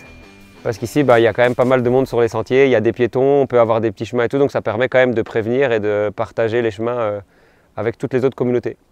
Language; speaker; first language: French; native; French